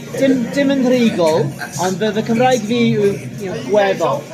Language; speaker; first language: Welsh; non-native, learner; English